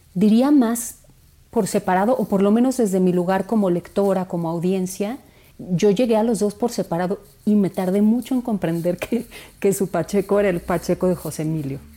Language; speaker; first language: Spanish; native; Spanish